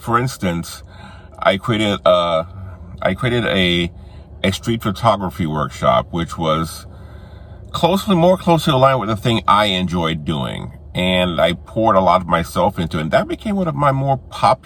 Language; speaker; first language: English; native; English